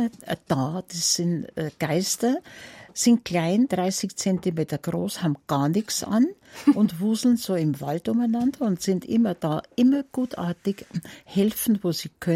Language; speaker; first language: German; native; German